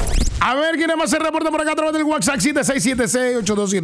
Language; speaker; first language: Spanish; native; Spanish